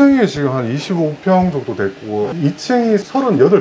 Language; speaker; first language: Korean; native; Korean